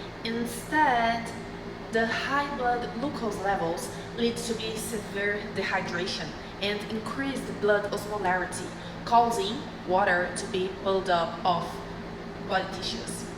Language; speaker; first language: English; non-native, fluent; Portuguese